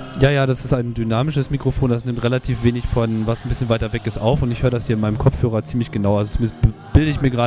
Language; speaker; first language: German; native; German